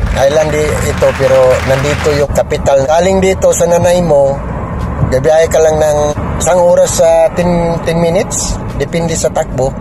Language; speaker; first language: Filipino; non-native, local second language; Cebuano